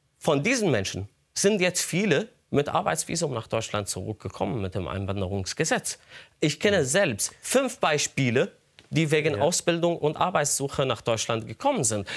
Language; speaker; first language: German; non-native, fluent; Arabic